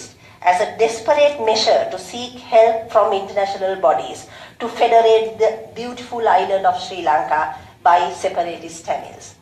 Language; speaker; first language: English; non-native, local second language; Sinhala